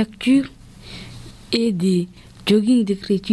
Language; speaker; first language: French; early bilingual, other home language; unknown